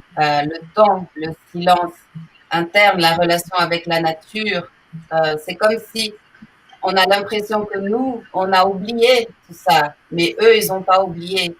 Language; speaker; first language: French; non-native, fluent; Portuguese